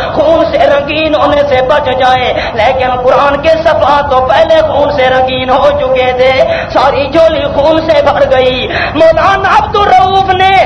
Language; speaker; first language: Urdu; non-native, local second language; Punjabi